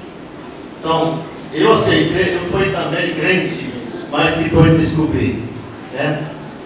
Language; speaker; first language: Portuguese; non-native, local second language; Yanomámi